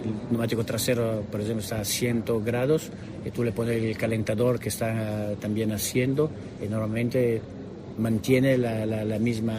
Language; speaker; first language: Spanish; non-native, learner; Italian